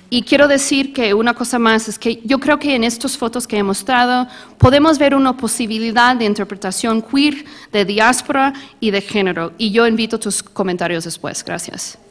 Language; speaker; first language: Spanish; early bilingual, heritage; Spanish